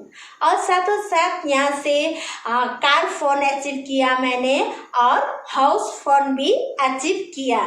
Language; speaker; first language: Hindi; non-native, local second language; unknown